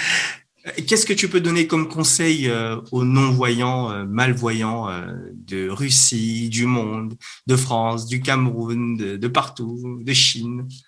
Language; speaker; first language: French; native; French